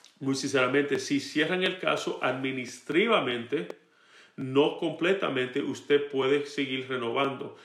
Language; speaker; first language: Spanish; early bilingual, heritage; Spanish